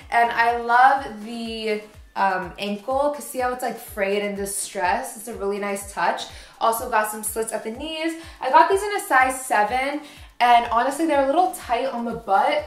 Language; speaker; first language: English; native; English